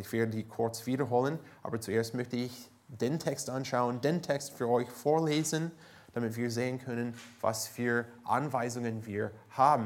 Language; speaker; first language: German; non-native, fluent; English